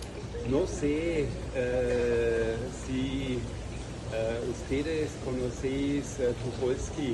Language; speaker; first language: Spanish; non-native, learner; German